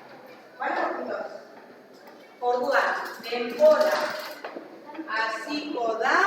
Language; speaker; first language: Basque; non-native, local second language; Spanish